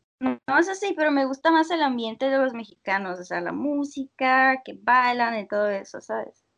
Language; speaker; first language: Spanish; non-native, fluent; Russian